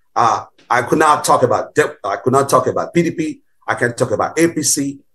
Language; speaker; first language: English; non-native, local second language; Bini